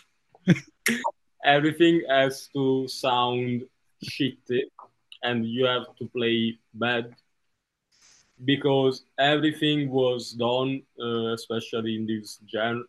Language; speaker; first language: English; non-native, fluent; Italian